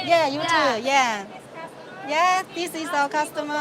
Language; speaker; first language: English; non-native, local second language; Chinese